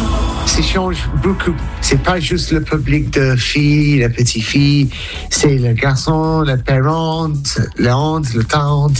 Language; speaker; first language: French; non-native, learner; English